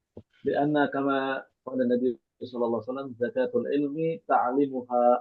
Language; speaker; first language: Arabic; non-native, learner; Indonesian